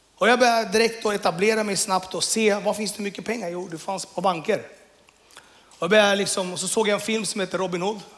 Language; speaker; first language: Swedish; early bilingual, other home language; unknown